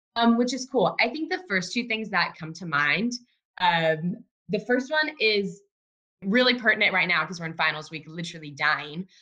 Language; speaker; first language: English; native; English